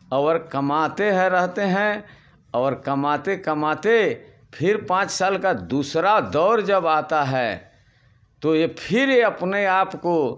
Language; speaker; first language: Hindi; native; Hindi